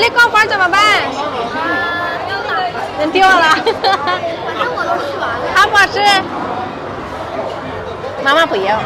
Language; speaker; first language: Chinese; non-native, fluent; Indonesian